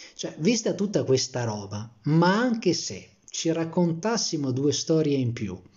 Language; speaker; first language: Italian; native; Italian